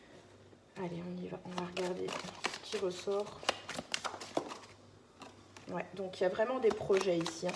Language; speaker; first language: French; native; French